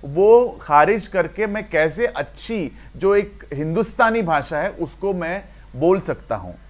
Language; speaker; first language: Hindi; non-native, local second language; Marathi